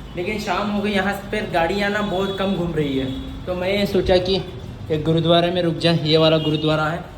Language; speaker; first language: Hindi; non-native, local second language; Kannada